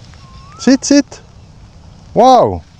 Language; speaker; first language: French; native; French